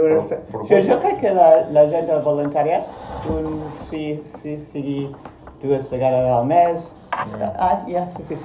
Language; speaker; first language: Catalan; non-native, learner; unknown